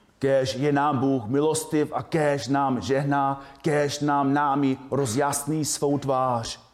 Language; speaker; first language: Czech; non-native, fluent; English